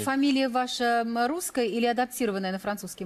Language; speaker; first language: Russian; native; Russian